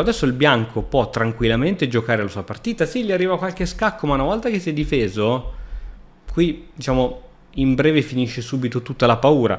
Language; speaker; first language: Italian; native; Italian